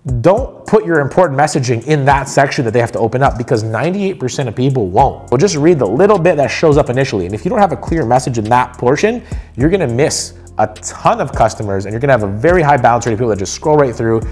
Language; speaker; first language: English; native; English